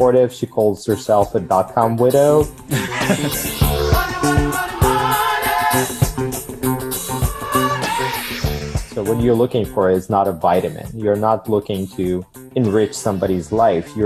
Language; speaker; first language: English; non-native, fluent; Ukrainian